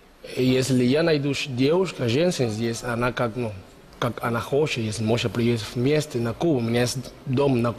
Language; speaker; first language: Russian; non-native, learner; Spanish